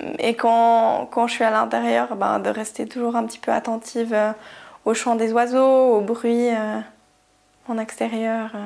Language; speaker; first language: French; native; French